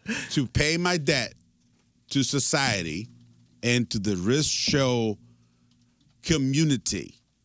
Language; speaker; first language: English; early bilingual, other home language; Spanish